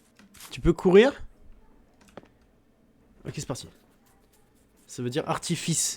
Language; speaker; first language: French; native; French